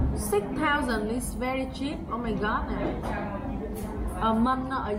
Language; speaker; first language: English; non-native, learner; Vietnamese